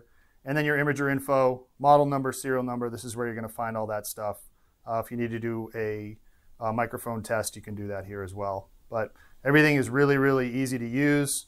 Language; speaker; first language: English; native; English